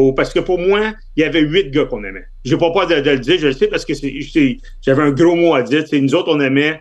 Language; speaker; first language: French; native; French